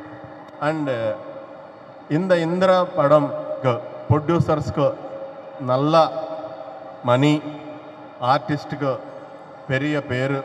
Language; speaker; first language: Tamil; non-native, learner; Telugu